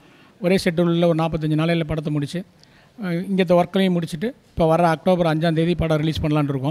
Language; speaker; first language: Tamil; native; Tamil